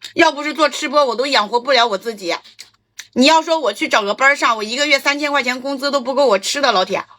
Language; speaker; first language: Chinese; native; Chinese